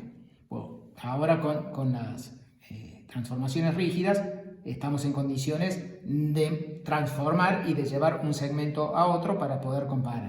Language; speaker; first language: Spanish; native; Spanish